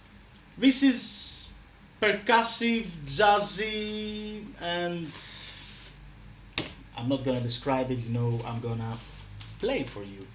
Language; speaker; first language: English; non-native, fluent; Greek